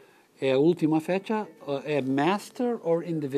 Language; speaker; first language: Portuguese; non-native, learner; English